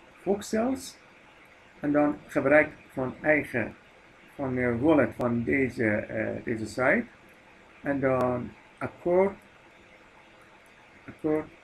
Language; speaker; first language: Dutch; non-native, fluent; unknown